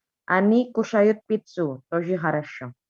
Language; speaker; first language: Russian; non-native, fluent; Indonesian